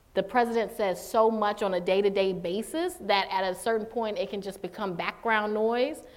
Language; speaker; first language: English; native; English